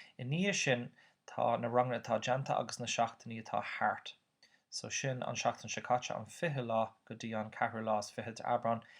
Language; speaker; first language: Irish; native; Irish